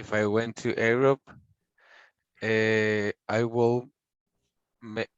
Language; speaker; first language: English; non-native, learner; Spanish